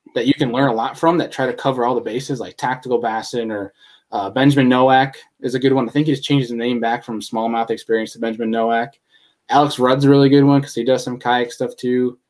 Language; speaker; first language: English; native; English